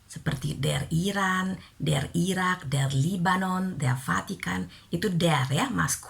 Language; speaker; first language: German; non-native, fluent; Indonesian